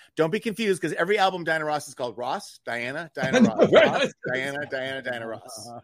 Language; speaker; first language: English; native; English